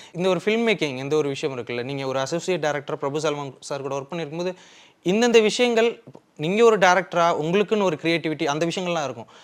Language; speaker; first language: Tamil; native; Tamil